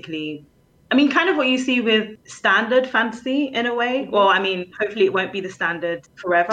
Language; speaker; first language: English; native; English